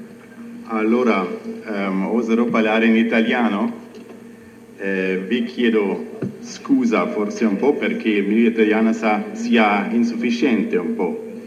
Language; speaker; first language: Italian; non-native, fluent; German